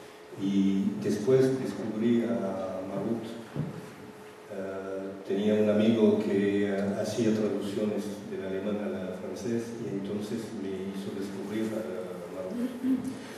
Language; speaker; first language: Spanish; non-native, fluent; French